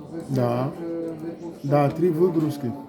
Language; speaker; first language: Russian; non-native, learner; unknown